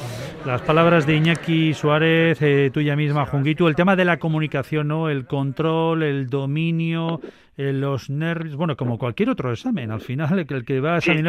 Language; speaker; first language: Spanish; native; Spanish